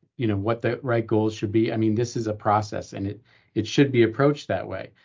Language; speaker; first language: English; native; English